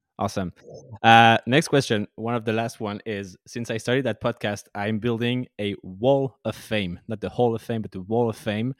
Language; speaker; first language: English; non-native, fluent; French